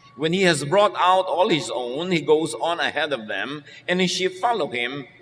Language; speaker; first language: English; non-native, local second language; Filipino